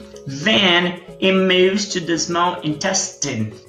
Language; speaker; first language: English; non-native, fluent; Portuguese